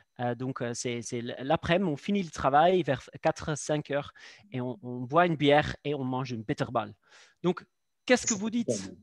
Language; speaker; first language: French; non-native, fluent; Dutch